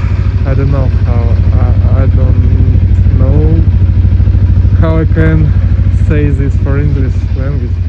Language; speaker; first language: English; non-native, learner; Russian